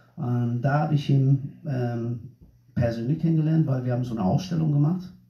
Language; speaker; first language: German; non-native, fluent; English